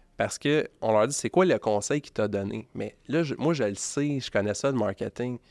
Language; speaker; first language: French; native; French